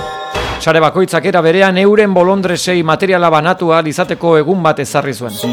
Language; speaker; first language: Basque; native; Basque